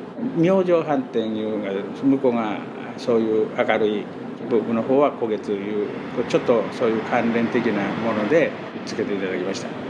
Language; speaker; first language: Japanese; native; Japanese